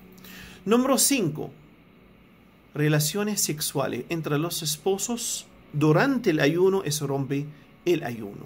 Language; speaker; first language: Spanish; non-native, fluent; Arabic